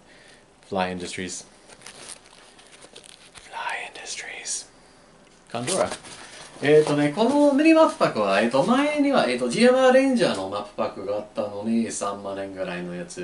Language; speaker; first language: Japanese; non-native, learner; English